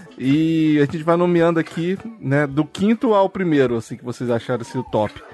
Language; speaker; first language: Portuguese; native; Portuguese